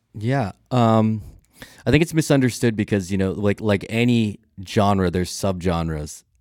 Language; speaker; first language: English; native; English